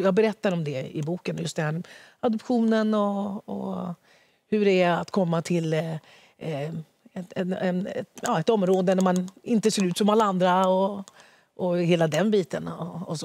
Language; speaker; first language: Swedish; early bilingual, other home language; Spanish